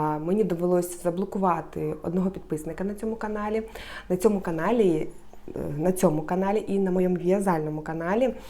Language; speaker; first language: Ukrainian; native; Ukrainian